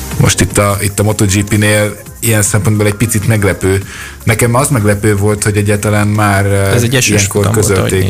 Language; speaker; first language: Hungarian; native; Hungarian